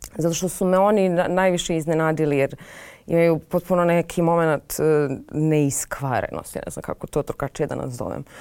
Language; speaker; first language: Serbian; native; Serbian